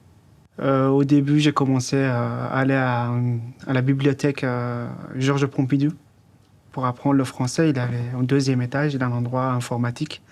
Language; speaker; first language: French; non-native, fluent; Persian